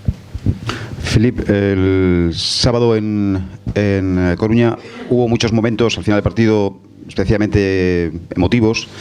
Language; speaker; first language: Spanish; native; Spanish